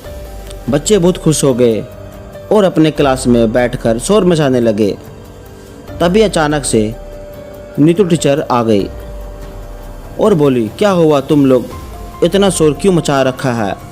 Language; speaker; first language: Hindi; native; Hindi